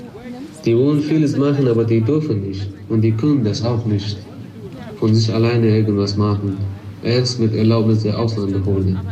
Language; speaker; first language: German; non-native, fluent; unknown